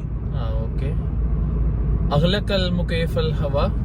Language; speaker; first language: Arabic; non-native, learner; Urdu